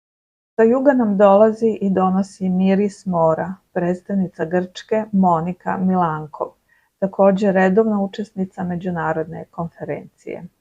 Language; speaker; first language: Serbian; native; Serbian